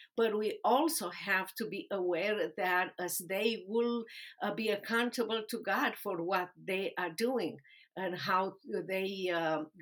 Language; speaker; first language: English; non-native, fluent; Romanian